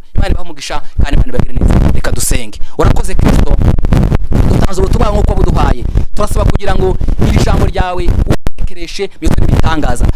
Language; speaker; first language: Kinyarwanda; native; Kinyarwanda